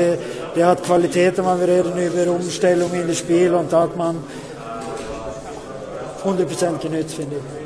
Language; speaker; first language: German; non-native, learner; Swedish